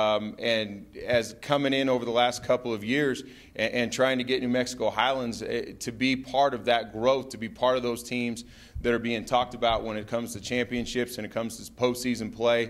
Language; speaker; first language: English; native; English